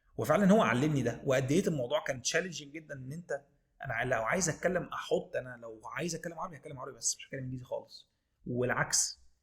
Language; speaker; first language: Egyptian Arabic; native; Egyptian Arabic